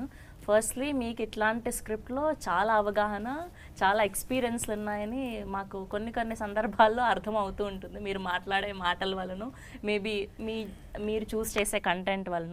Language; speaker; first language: Telugu; native; Telugu